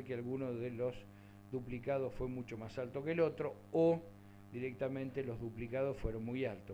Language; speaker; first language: Spanish; native; Spanish